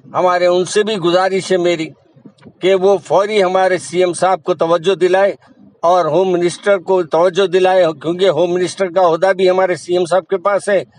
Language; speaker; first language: Hindi; non-native, local second language; Urdu